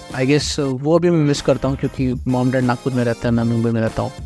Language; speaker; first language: Hindi; non-native, local second language; Marathi